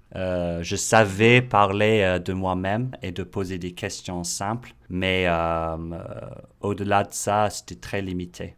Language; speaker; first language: French; non-native, fluent; English